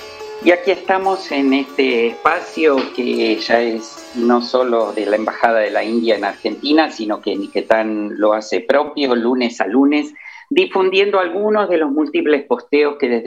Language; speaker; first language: Spanish; native; Spanish